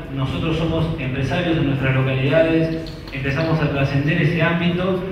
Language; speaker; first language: Spanish; native; Spanish